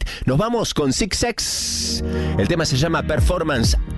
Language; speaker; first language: Spanish; native; Spanish